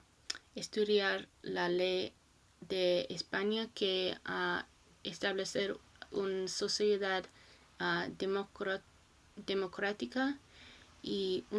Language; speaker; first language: Spanish; non-native, learner; English